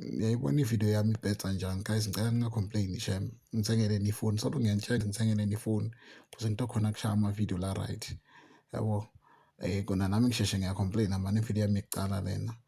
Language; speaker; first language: Zulu; non-native, local second language; Swati